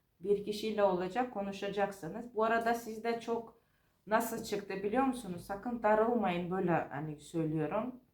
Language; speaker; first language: Turkish; non-native, fluent; Georgian